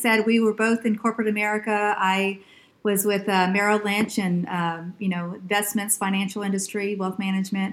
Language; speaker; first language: English; native; English